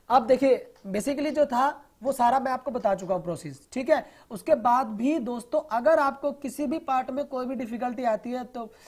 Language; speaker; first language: Hindi; non-native, local second language; Punjabi